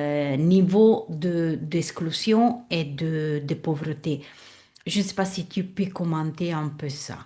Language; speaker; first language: French; non-native, fluent; Italian